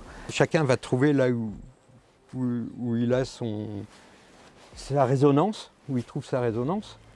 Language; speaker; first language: French; native; French